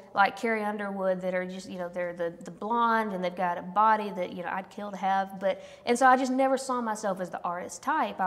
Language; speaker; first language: English; native; English